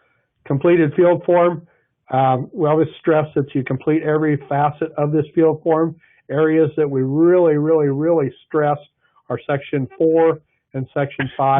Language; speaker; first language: English; native; English